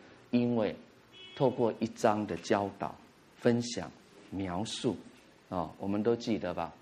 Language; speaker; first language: Chinese; native; Chinese